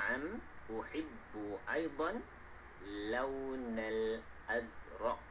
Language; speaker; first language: Arabic; non-native, fluent; Malay